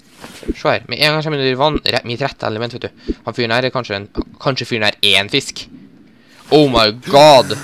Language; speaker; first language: Norwegian; native; Norwegian